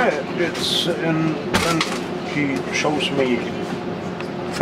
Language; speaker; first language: English; non-native, learner; German